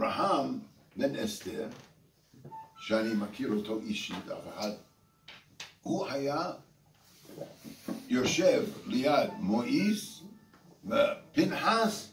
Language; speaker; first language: Hebrew; non-native, fluent; English